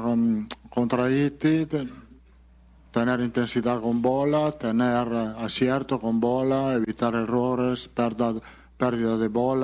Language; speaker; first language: Portuguese; non-native, fluent; Italian